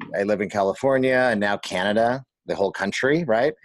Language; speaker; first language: English; native; English